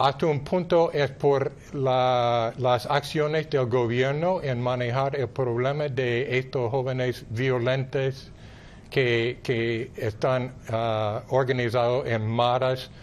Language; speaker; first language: Spanish; non-native, fluent; English